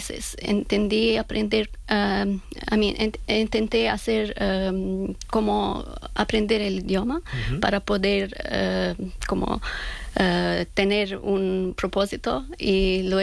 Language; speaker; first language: Spanish; non-native, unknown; Persian